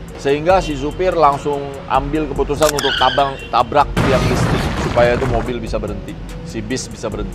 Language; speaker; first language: Indonesian; native; Indonesian